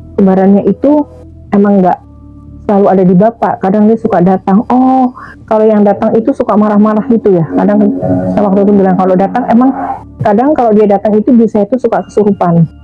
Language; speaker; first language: Indonesian; native; Indonesian